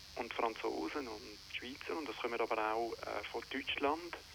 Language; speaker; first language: German; non-native, local second language; French